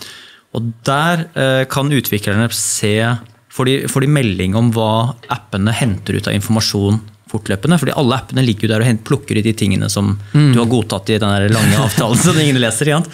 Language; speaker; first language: Norwegian; native; Norwegian